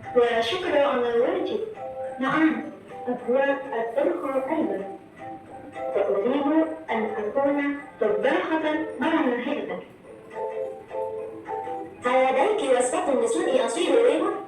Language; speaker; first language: Arabic; non-native, learner; Indonesian